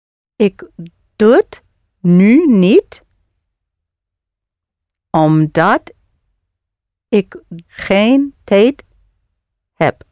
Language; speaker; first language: Dutch; non-native, learner; English